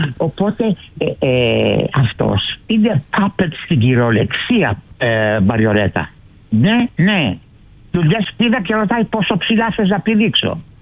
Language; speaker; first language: Greek; early bilingual, heritage; Greek